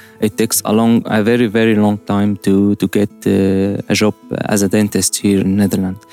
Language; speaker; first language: English; non-native, learner; Arabic